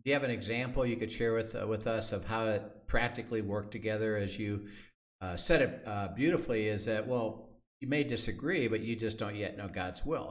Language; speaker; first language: English; native; English